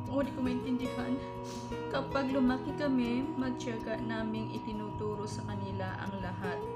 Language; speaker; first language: Filipino; native; Filipino